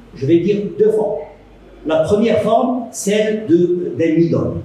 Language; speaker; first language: French; non-native, local second language; Arabic